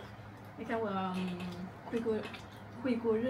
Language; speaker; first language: Chinese; non-native, fluent; Vietnamese